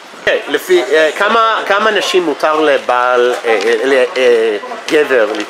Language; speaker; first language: Hebrew; non-native, fluent; English